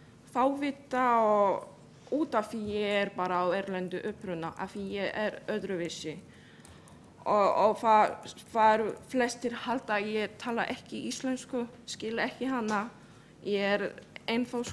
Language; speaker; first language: Icelandic; non-native, fluent; Polish